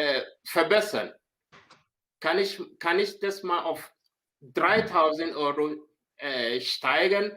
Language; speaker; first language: German; non-native, learner; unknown